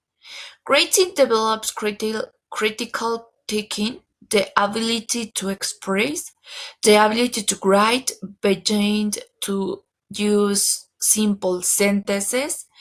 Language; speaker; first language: English; non-native, learner; Spanish